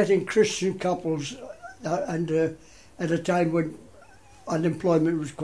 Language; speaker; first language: English; native; English